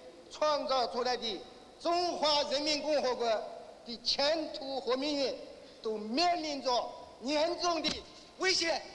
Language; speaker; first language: Chinese; native; Chinese